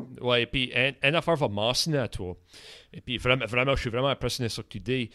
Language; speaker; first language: French; native; French